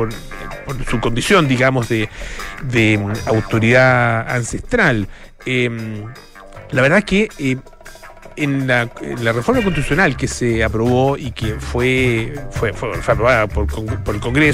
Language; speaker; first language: Spanish; native; Spanish